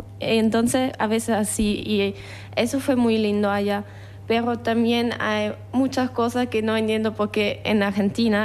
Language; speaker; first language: Spanish; non-native, fluent; German